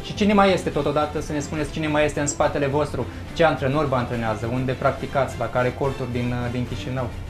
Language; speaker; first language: Romanian; native; Romanian